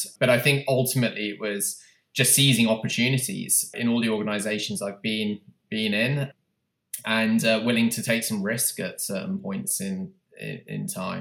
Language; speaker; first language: English; native; English